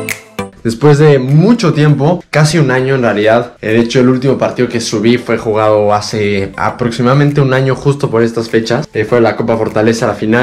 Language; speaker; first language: Spanish; native; Spanish